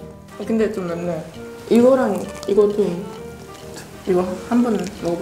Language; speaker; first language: Korean; early bilingual, other home language; English